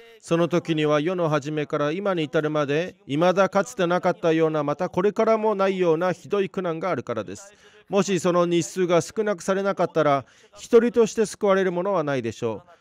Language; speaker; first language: Japanese; non-native, fluent; Korean